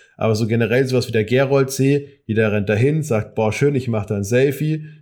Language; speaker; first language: German; native; German